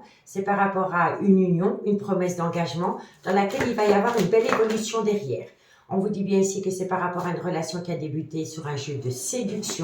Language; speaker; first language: French; native; French